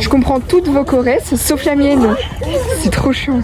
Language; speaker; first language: French; native; French